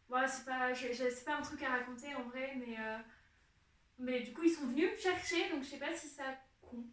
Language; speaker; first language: French; native; French